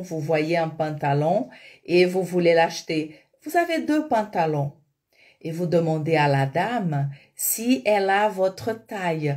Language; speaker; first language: French; non-native, fluent; Portuguese